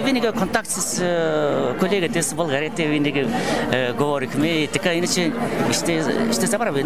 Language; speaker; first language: Bulgarian; non-native, learner; Mongolian